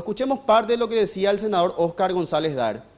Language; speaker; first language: Spanish; native; Spanish